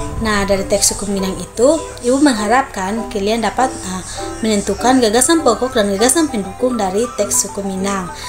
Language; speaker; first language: Indonesian; native; Indonesian